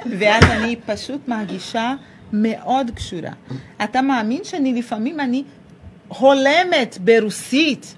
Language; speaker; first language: Hebrew; non-native, fluent; Portuguese